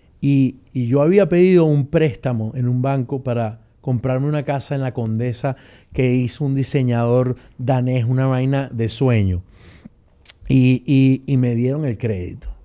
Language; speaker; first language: Spanish; native; Spanish